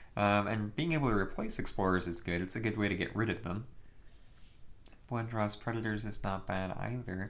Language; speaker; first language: English; native; English